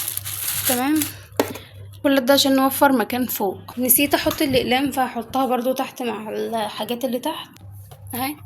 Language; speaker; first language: Arabic; native; Arabic